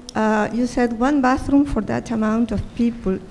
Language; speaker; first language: English; non-native, fluent; Spanish